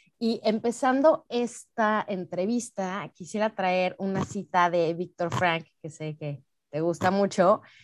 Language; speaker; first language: Spanish; native; Spanish